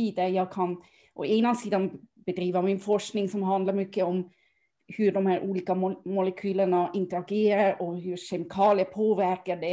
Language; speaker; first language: Swedish; non-native, fluent; German